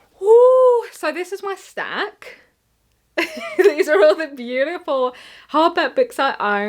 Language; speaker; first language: English; native; English